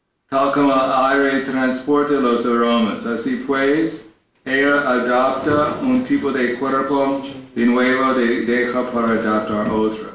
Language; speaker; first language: Spanish; non-native, learner; English